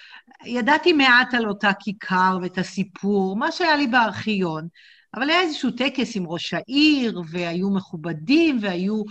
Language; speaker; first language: Hebrew; native; Hebrew